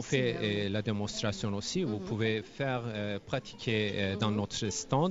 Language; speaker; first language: French; non-native, fluent; Turkish